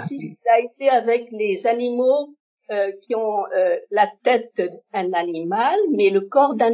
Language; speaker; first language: French; early bilingual, other home language; Vietnamese